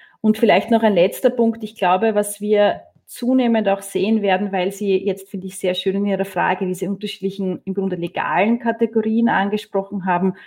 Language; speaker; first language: German; native; German